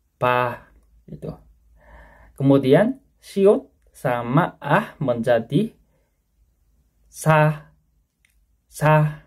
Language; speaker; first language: Indonesian; non-native, fluent; Korean